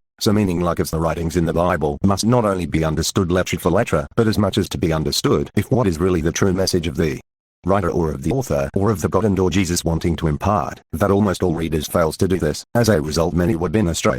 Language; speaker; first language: English; non-native, local second language; Filipino